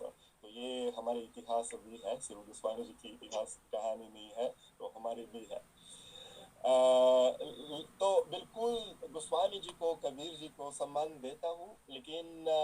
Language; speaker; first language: Hindi; non-native, fluent; Russian